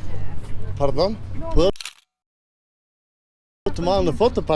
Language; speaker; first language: Spanish; non-native, learner; Danish